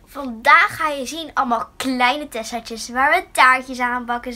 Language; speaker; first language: Dutch; native; Dutch